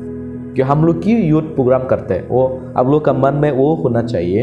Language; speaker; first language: Hindi; non-native, local second language; Kok Borok